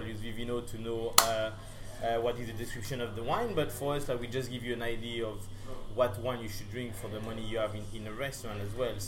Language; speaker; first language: English; non-native, fluent; French